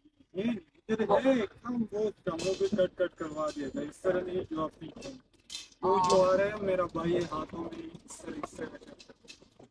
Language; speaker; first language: Hindi; non-native, fluent; Pashto